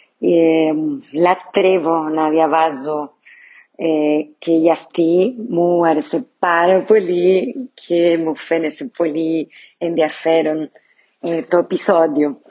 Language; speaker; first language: Greek; non-native, learner; Portuguese